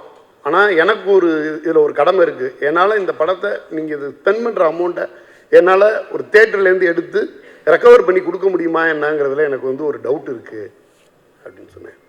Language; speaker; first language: Tamil; native; Tamil